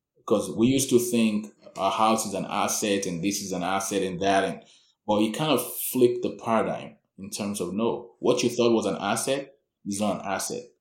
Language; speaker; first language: English; non-native, local second language; Yoruba